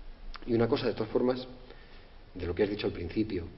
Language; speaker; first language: Spanish; native; Spanish